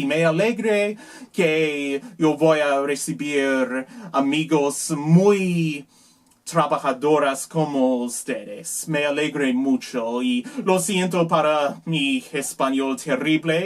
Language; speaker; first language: Spanish; non-native, learner; English